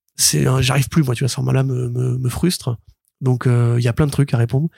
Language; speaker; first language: French; native; French